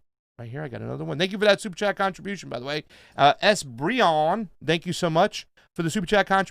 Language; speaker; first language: English; native; English